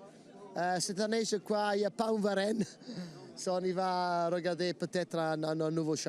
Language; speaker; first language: French; non-native, learner; Italian